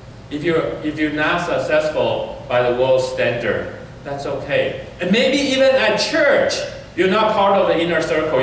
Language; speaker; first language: English; early bilingual, other home language; Chinese